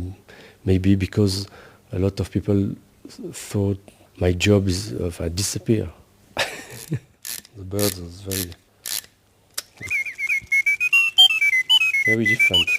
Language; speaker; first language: English; non-native, learner; French